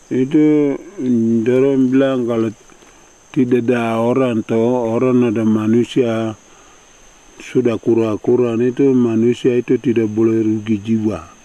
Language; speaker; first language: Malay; non-native, local second language; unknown